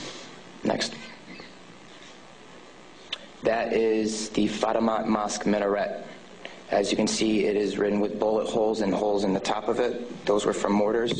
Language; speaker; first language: English; native; English